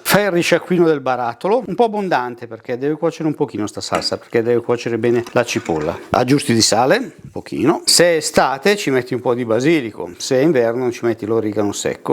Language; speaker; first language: Italian; native; Italian